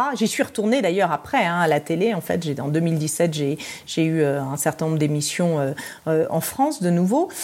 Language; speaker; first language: French; native; French